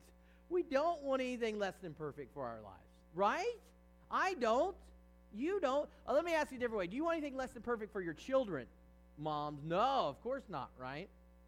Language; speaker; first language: English; native; English